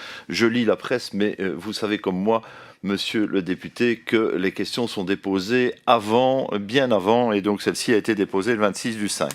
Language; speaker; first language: French; native; French